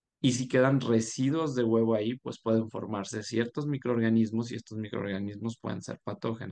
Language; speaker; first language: Spanish; native; Spanish